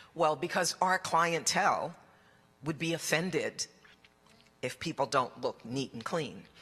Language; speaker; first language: English; native; English